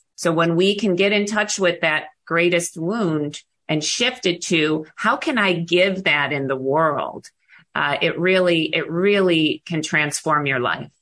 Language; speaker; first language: English; native; English